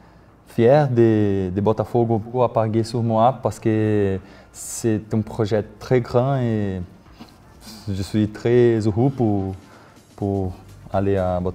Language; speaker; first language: French; non-native, learner; Portuguese